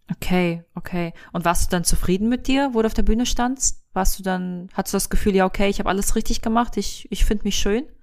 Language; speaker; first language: German; early bilingual, other home language; Russian